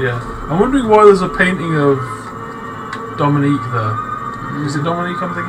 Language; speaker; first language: English; native; English